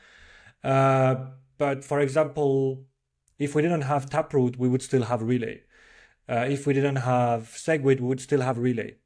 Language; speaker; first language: English; non-native, fluent; French